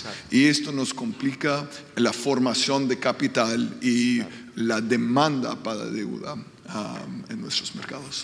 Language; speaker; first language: Spanish; non-native, fluent; English